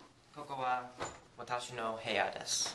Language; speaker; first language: Japanese; non-native, learner; English